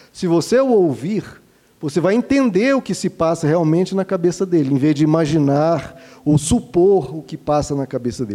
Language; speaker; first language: Portuguese; native; Portuguese